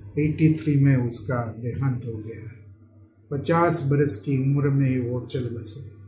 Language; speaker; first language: Hindi; non-native, local second language; Gujarati